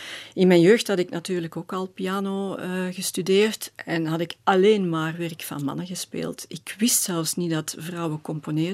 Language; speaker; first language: Dutch; native; Dutch